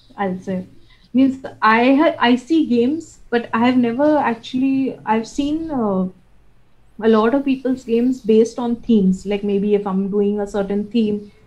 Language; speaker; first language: English; non-native, local second language; Bangla